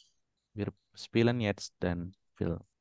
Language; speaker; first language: German; non-native, fluent; Indonesian